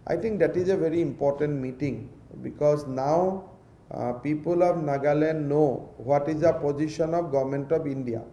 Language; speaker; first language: English; non-native, local second language; Assamese